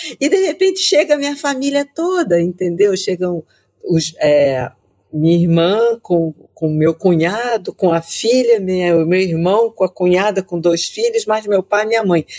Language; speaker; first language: Portuguese; native; Portuguese